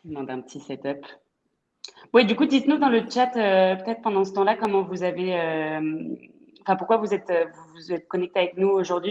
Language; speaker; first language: French; native; French